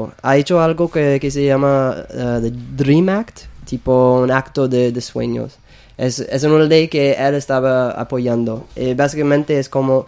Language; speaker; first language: Spanish; non-native, fluent; English